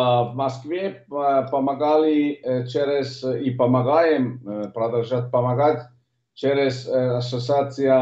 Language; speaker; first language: Russian; non-native, learner; Italian